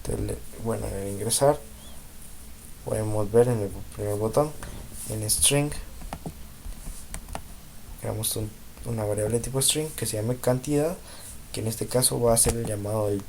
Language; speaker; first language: Spanish; native; Spanish